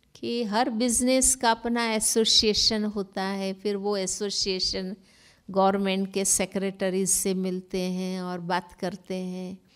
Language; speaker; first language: Hindi; non-native, local second language; Gujarati